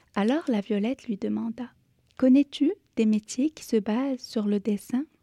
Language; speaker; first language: French; native; French